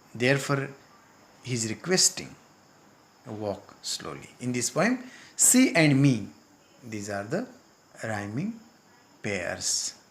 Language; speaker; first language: English; non-native, local second language; Marathi